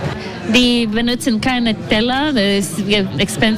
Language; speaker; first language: German; non-native, learner; Latvian